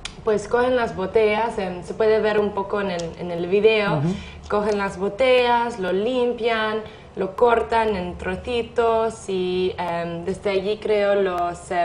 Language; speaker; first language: Spanish; non-native, fluent; English